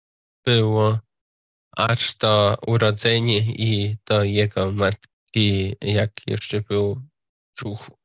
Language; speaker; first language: Polish; non-native, fluent; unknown